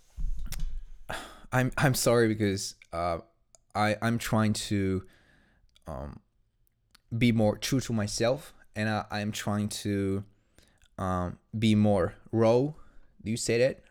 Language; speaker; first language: English; non-native, fluent; Italian